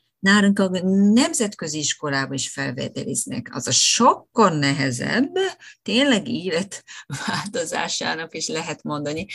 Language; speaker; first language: Hungarian; non-native, fluent; Japanese